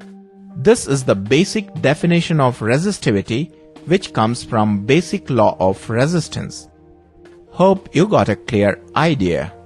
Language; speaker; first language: English; non-native, local second language; Telugu